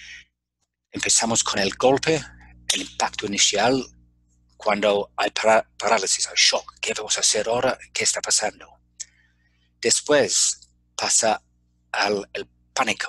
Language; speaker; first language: Spanish; non-native, fluent; English